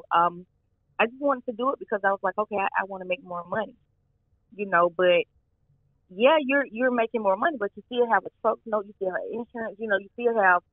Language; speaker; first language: English; native; English